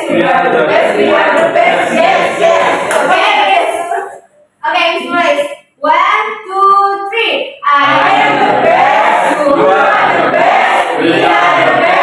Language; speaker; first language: English; non-native, learner; Indonesian